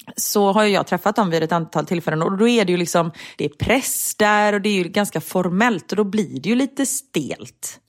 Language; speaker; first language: Swedish; native; Swedish